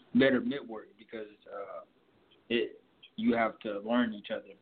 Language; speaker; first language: English; native; English